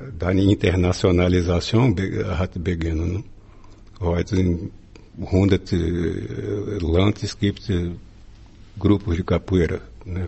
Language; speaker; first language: German; non-native, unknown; Portuguese